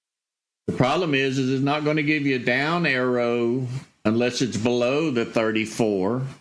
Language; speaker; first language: English; native; English